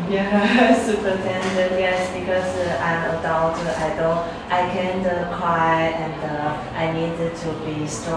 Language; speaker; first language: English; non-native, learner; Chinese